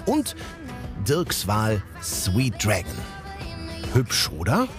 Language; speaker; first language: German; native; German